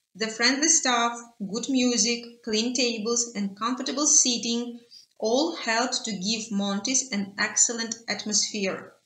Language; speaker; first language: English; non-native, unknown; Ukrainian